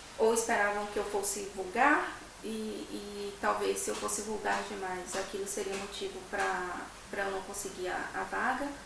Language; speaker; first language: Portuguese; native; Portuguese